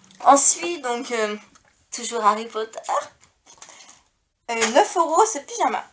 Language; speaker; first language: French; native; French